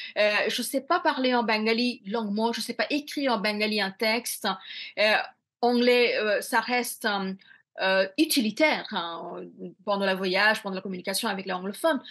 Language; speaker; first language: French; non-native, fluent; Bangla